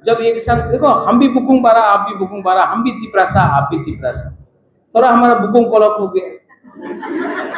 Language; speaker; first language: Hindi; non-native, local second language; Kok Borok